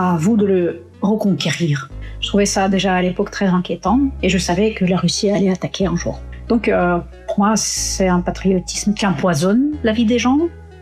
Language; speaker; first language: French; non-native, fluent; Russian